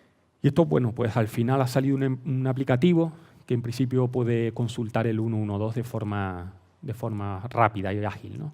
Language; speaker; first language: Spanish; native; Spanish